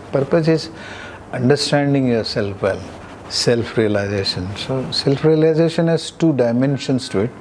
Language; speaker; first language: English; non-native, local second language; Marathi